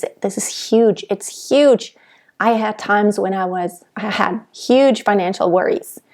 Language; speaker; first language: English; non-native, fluent; German